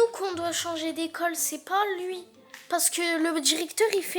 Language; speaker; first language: French; native; French